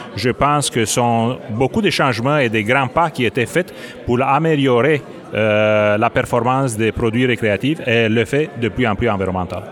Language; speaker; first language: French; non-native, fluent; Romanian